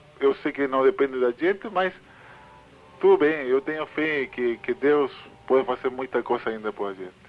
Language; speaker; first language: Portuguese; non-native, fluent; Spanish